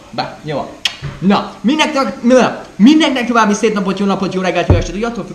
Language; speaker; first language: Hungarian; native; Hungarian